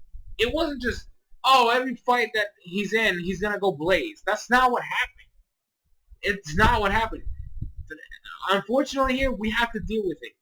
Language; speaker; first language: English; native; English